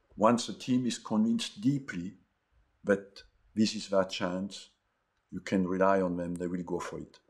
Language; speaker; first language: English; non-native, fluent; French